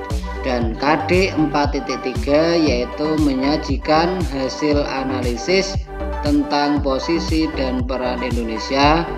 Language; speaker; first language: Indonesian; native; Indonesian